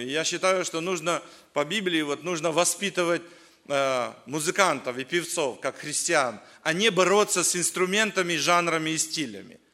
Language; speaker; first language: Russian; native; Russian